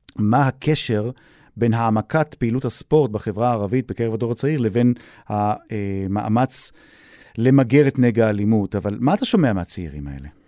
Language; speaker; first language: Hebrew; native; Hebrew